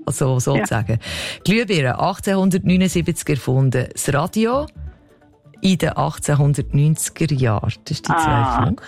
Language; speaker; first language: German; native; German